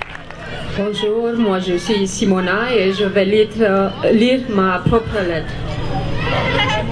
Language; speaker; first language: French; non-native, fluent; Romanian